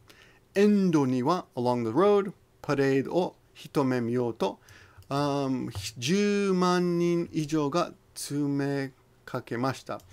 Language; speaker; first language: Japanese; non-native, fluent; English